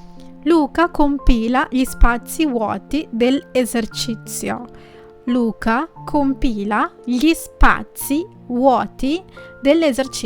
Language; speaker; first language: Italian; non-native, fluent; Sinhala